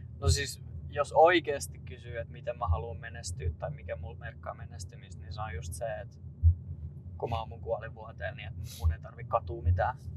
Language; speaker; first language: Finnish; native; Finnish